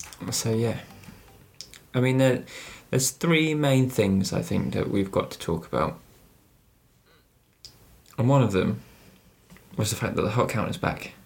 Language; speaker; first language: English; native; English